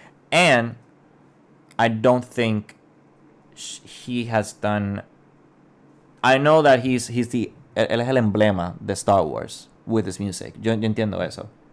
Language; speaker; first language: English; non-native, local second language; Spanish